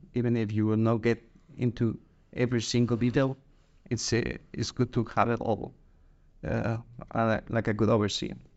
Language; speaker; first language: English; non-native, fluent; Spanish